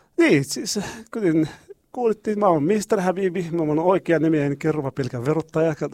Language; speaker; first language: Finnish; non-native, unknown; Arabic